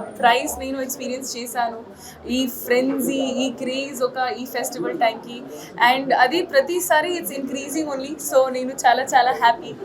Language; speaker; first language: Telugu; non-native, fluent; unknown